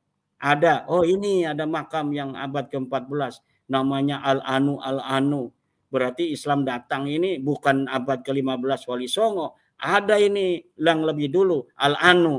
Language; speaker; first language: Indonesian; native; Indonesian